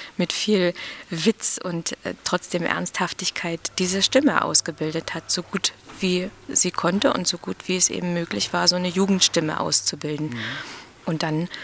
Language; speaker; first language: German; native; German